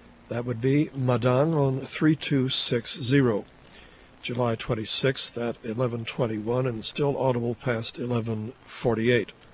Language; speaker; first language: English; native; English